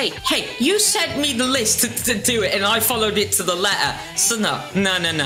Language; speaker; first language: English; native; English